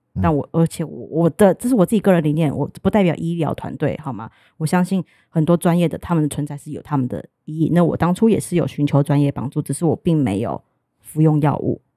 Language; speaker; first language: Chinese; native; Chinese